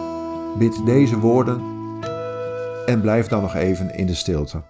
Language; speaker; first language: Dutch; native; Dutch